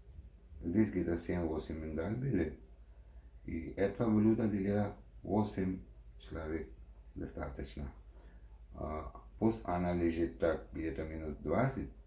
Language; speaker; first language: Russian; non-native, learner; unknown